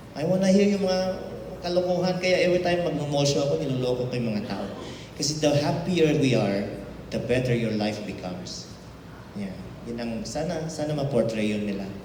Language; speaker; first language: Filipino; native; Filipino